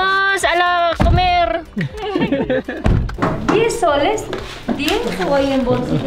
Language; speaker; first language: Spanish; non-native, learner; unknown